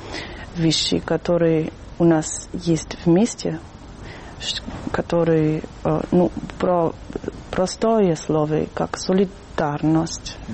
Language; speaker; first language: Russian; non-native, fluent; German